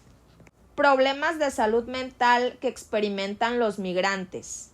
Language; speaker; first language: Spanish; native; Spanish